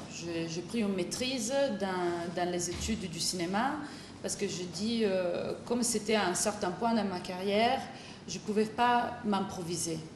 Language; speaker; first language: French; non-native, fluent; Italian